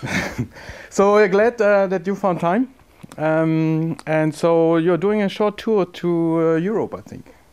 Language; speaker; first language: English; non-native, fluent; German